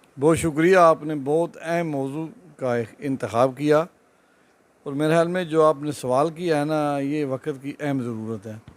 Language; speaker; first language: Urdu; non-native, local second language; Punjabi